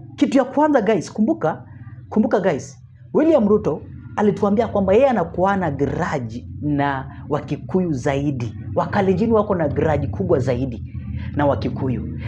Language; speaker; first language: Swahili; non-native, local second language; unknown